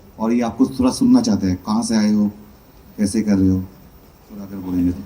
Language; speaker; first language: Hindi; non-native, local second language; Bangla